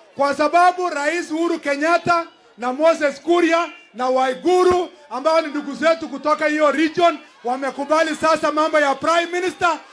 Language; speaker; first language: Swahili; non-native, local second language; Kalenjin